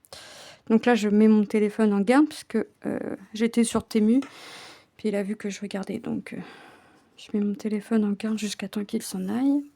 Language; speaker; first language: French; native; French